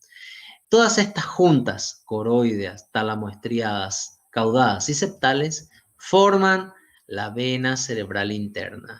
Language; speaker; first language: Spanish; native; Spanish